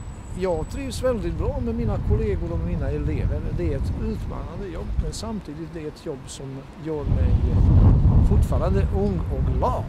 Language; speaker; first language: Swedish; non-native, fluent; Bosnian